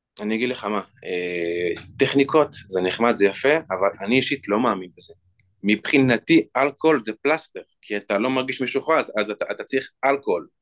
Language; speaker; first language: Hebrew; native; Hebrew